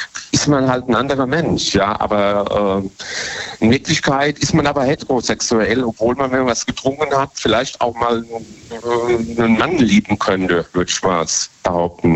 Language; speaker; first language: German; native; German